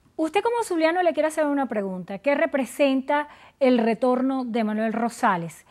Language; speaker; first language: Spanish; native; Spanish